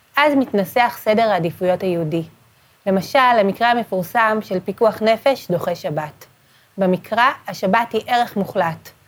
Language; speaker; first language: Hebrew; non-native, local second language; Arabic